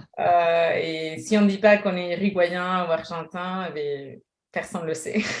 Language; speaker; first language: French; non-native, fluent; Spanish